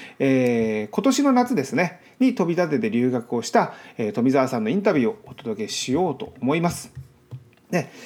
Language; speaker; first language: Japanese; native; Japanese